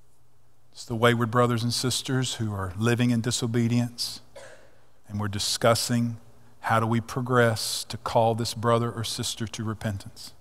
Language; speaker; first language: English; native; English